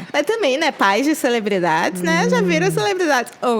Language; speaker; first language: Portuguese; native; Portuguese